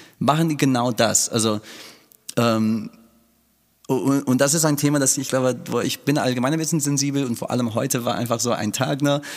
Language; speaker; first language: German; non-native, fluent; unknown